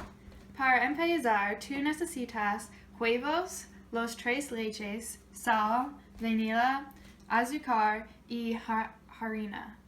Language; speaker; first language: Spanish; non-native, learner; English